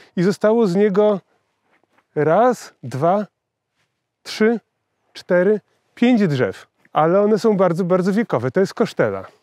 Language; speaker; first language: Polish; native; Polish